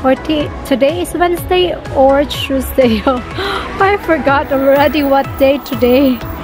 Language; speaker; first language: English; non-native, local second language; Filipino